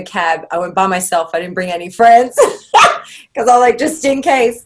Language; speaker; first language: English; native; English